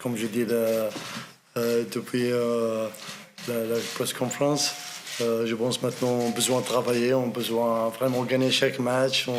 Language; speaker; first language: French; non-native, learner; Arabic